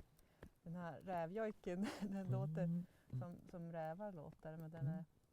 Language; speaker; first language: Swedish; native; Swedish